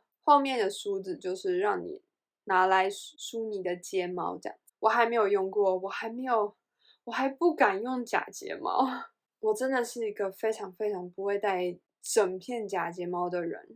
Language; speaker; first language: Chinese; native; Chinese